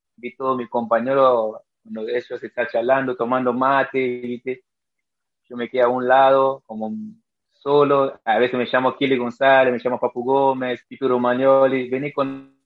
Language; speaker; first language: Spanish; non-native, fluent; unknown